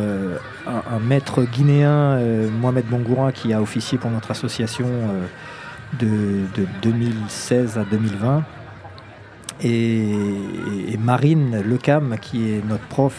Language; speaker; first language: French; native; French